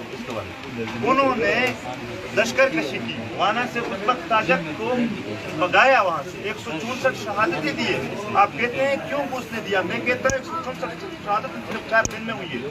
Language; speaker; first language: Urdu; non-native, local second language; Pashto